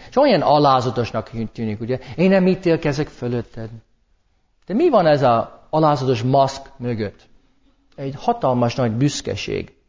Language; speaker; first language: Hungarian; non-native, fluent; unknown